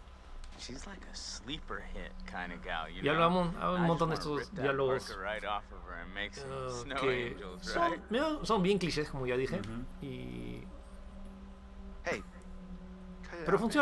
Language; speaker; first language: Spanish; native; Spanish